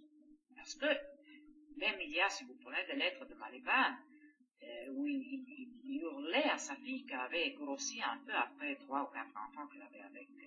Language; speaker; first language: French; non-native, fluent; Greek